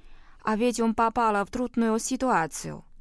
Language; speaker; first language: Russian; non-native, fluent; Chinese